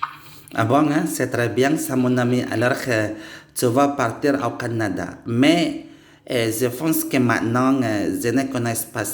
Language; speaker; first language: French; non-native, learner; Indonesian